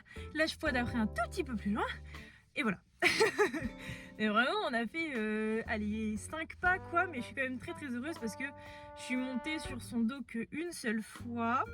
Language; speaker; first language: French; native; French